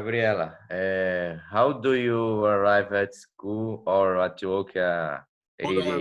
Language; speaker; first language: English; non-native, learner; Portuguese